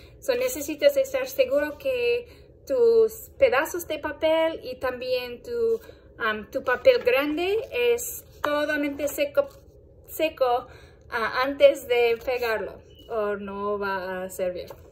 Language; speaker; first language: Spanish; non-native, fluent; English